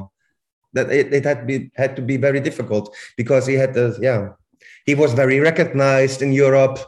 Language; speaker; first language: English; non-native, fluent; Swiss German